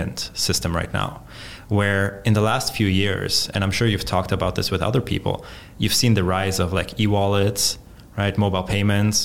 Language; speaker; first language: English; non-native, fluent; Polish